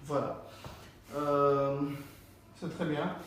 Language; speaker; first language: French; non-native, fluent; Bangla